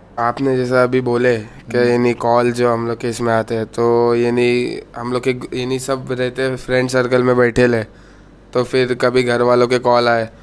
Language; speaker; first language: Hindi; non-native, local second language; Urdu